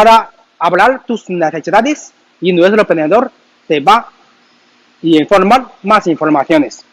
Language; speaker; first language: Spanish; non-native, learner; Chinese